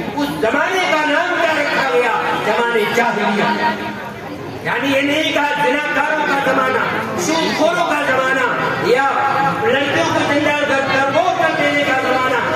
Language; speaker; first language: Urdu; native; Urdu